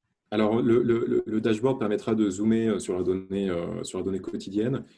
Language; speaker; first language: French; native; French